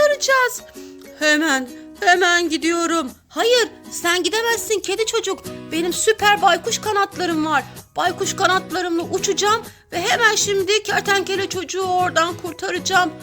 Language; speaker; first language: Turkish; native; Turkish